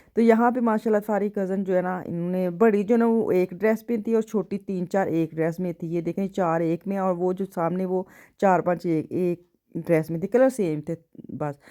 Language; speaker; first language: Urdu; non-native, local second language; Punjabi